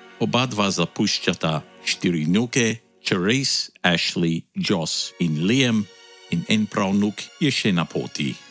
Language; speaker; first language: Slovenian; early bilingual, heritage; Slovenian